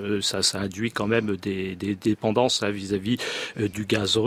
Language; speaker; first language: French; native; French